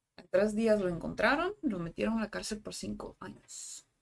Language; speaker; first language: Spanish; non-native, fluent; Russian